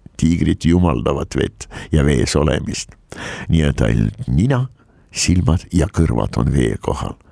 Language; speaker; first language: Estonian; non-native, local second language; Russian